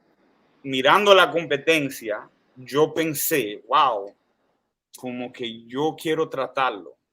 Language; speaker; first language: Spanish; early bilingual, heritage; Spanish